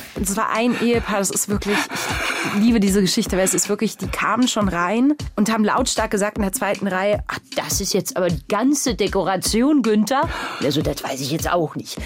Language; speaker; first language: German; native; German